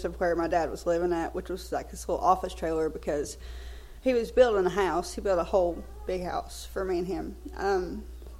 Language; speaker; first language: English; native; English